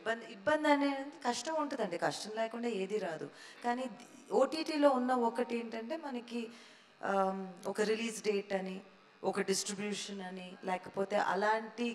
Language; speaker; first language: Telugu; native; Telugu